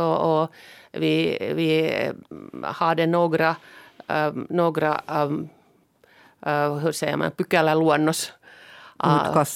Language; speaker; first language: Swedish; non-native, local second language; Finnish